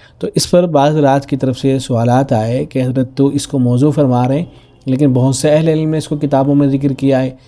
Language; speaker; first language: Urdu; native; Urdu